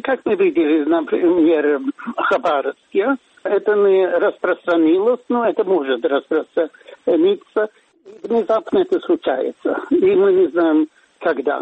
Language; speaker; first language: Russian; non-native, fluent; Swedish